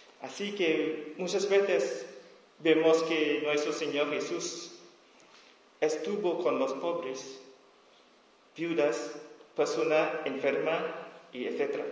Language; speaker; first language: Spanish; non-native, learner; S'gaw Karen